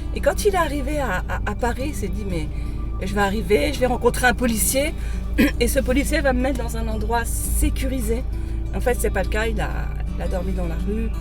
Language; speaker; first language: French; early bilingual, other home language; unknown